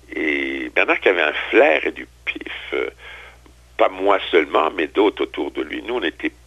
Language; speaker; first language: French; native; French